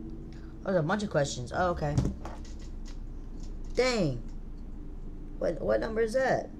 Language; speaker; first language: English; native; English